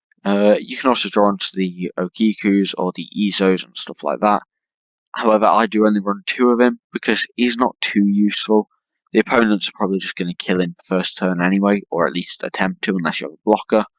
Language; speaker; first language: English; native; English